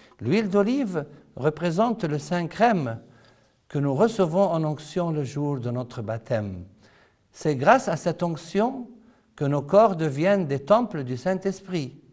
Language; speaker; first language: French; non-native, fluent; Arabic